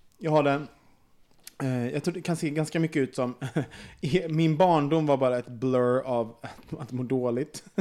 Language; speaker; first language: Swedish; native; Swedish